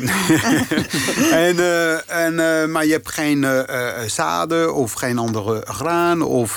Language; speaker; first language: Dutch; non-native, fluent; French